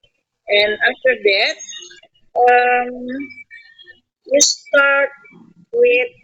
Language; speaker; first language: English; non-native, fluent; Indonesian